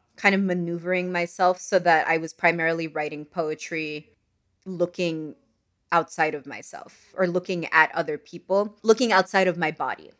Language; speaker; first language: English; non-native, fluent; Arabic